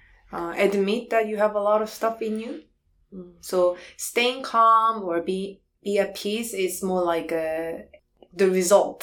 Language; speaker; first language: English; non-native, fluent; Korean